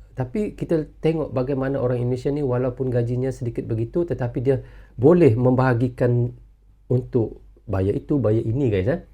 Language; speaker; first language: Malay; native; Malay